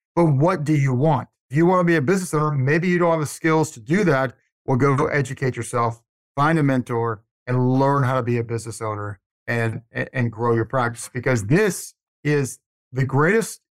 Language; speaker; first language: English; native; English